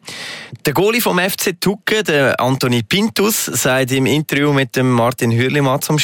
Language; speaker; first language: German; native; German